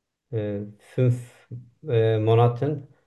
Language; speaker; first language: German; non-native, learner; Turkish